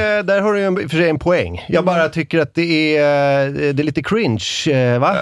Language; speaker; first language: Swedish; native; Swedish